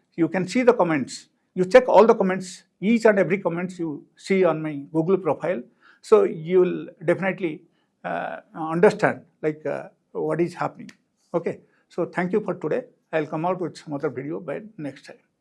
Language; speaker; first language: English; non-native, local second language; Telugu